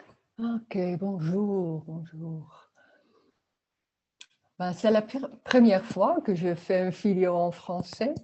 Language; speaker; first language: French; non-native, learner; Dutch